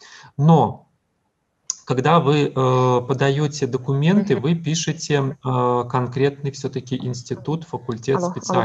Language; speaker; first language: Russian; native; Russian